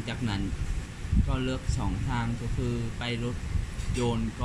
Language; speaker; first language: Thai; non-native, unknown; Vietnamese